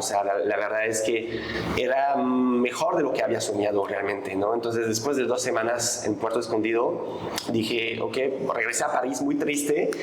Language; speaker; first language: Spanish; non-native, fluent; French